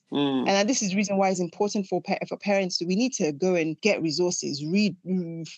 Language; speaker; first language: English; non-native, local second language; Yoruba